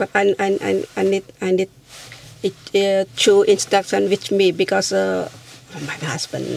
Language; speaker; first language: English; non-native, learner; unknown